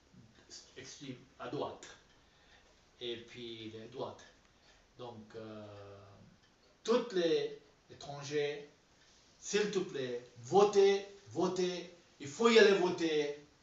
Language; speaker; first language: French; non-native, learner; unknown